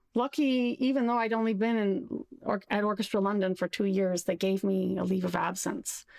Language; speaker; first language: English; native; English